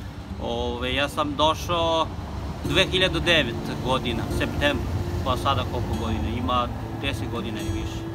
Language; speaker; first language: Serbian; non-native, learner; Chinese